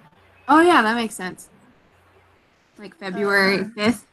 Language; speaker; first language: English; native; English